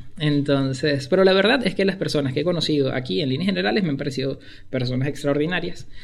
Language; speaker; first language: Spanish; native; Spanish